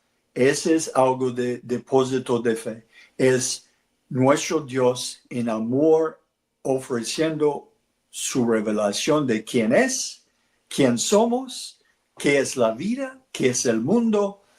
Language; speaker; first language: Spanish; non-native, learner; English